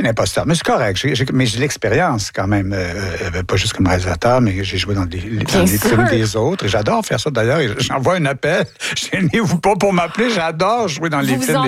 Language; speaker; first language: French; native; French